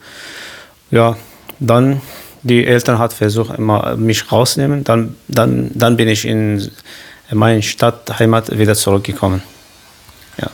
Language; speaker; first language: German; non-native, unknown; Kurdish